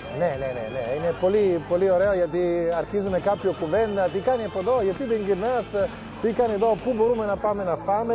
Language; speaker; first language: Greek; non-native, learner; Italian